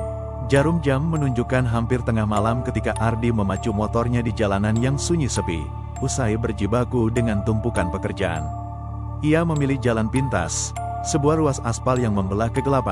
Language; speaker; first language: Indonesian; native; Indonesian